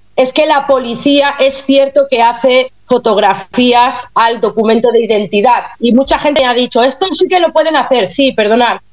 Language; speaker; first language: Spanish; native; Spanish